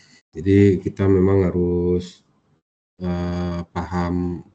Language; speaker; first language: Indonesian; native; Indonesian